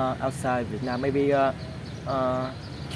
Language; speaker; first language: English; non-native, learner; Vietnamese